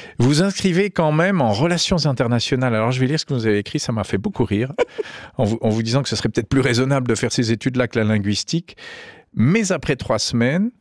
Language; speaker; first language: French; native; French